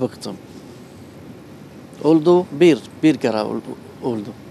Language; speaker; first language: Turkish; non-native, learner; Arabic